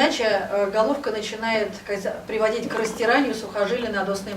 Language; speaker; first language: Russian; native; Russian